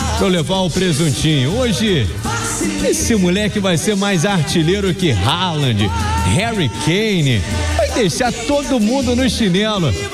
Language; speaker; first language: Portuguese; native; Portuguese